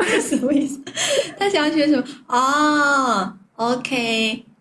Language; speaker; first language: Chinese; non-native, learner; Thai